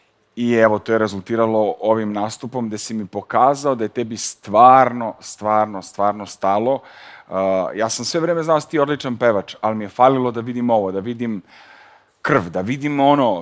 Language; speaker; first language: Serbian; native; Serbian